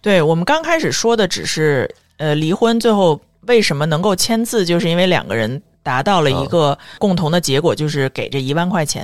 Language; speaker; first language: Chinese; native; Chinese